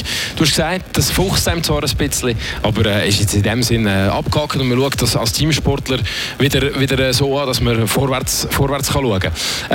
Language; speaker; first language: German; native; German